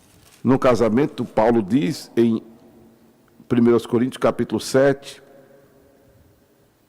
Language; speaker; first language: Portuguese; native; Portuguese